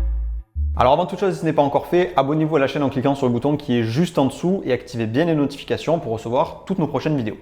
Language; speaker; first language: French; native; French